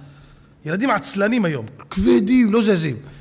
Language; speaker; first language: Hebrew; native; Hebrew